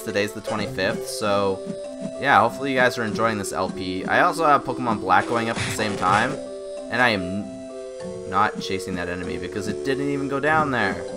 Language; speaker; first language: English; native; English